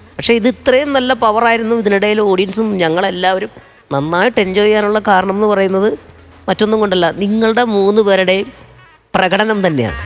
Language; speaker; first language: Malayalam; native; Malayalam